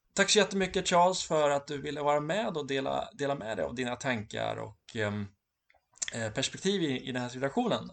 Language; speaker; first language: Swedish; native; Swedish